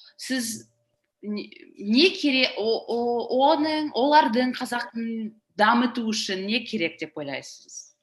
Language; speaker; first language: Kazakh; non-native, learner; English